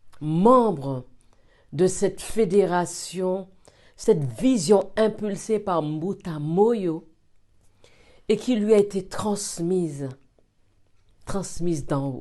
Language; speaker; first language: French; native; French